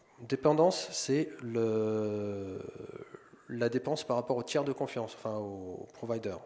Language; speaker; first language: French; native; French